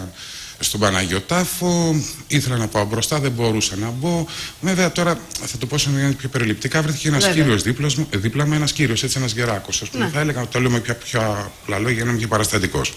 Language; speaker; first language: Greek; native; Greek